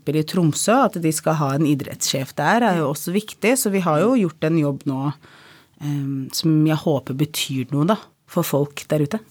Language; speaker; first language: Norwegian; early bilingual, other home language; Arabic